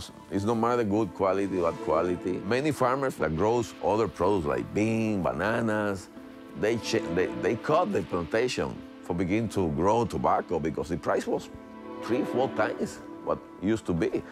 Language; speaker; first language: English; non-native, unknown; Spanish